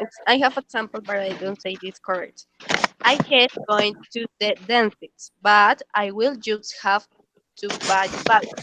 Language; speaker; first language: English; non-native, learner; Spanish